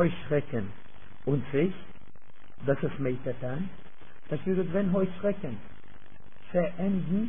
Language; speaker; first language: German; non-native, fluent; Arabic